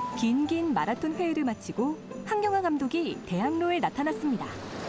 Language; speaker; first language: Korean; native; Korean